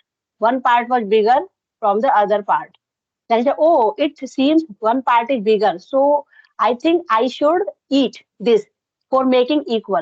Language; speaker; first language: English; non-native, local second language; Hindi